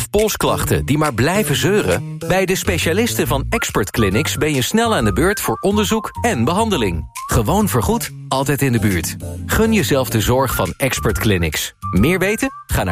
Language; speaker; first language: Dutch; native; Dutch